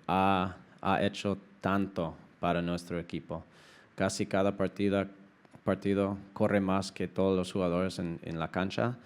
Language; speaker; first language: Spanish; non-native, fluent; English